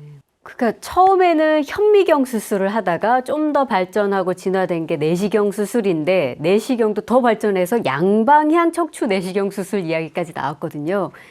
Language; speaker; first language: Korean; native; Korean